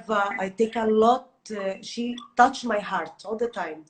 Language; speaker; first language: English; non-native, learner; Portuguese